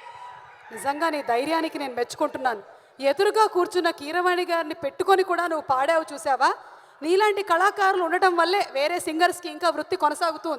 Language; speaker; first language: Telugu; native; Telugu